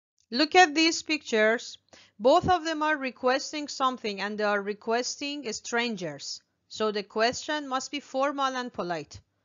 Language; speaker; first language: English; non-native, fluent; Persian